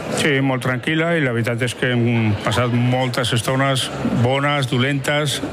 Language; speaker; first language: Catalan; non-native, local second language; Basque